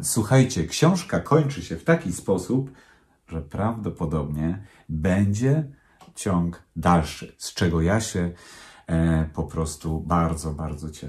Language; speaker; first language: Polish; native; Polish